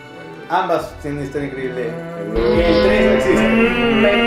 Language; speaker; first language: Spanish; native; Spanish